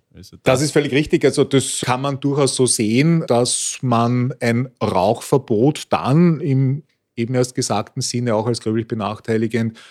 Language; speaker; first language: German; native; German